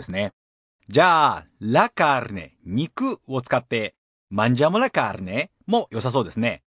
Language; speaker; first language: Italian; non-native, fluent; Japanese